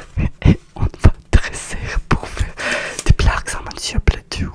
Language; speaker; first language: French; non-native, learner; Russian